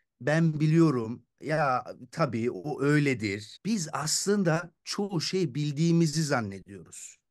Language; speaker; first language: Turkish; early bilingual, heritage; Turkish